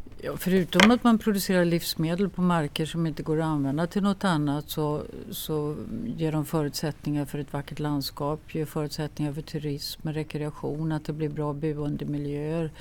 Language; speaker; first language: Swedish; native; Swedish